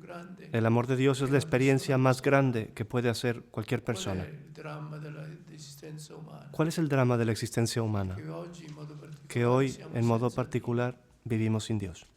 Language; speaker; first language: Spanish; non-native, fluent; Italian